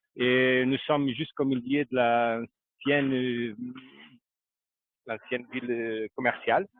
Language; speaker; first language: French; non-native, fluent; Portuguese